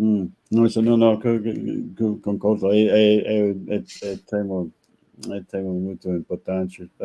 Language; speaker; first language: Portuguese; non-native, fluent; English